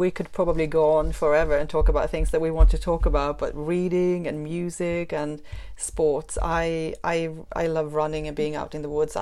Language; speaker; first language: English; non-native, fluent; Swedish